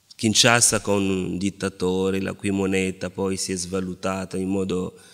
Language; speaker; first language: Italian; non-native, fluent; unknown